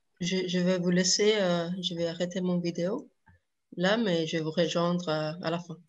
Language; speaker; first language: French; non-native, fluent; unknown